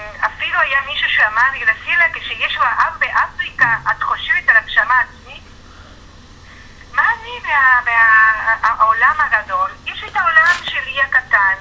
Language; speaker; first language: Hebrew; non-native, fluent; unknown